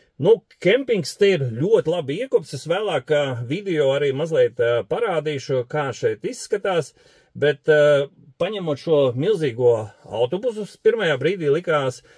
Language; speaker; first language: Latvian; native; Latvian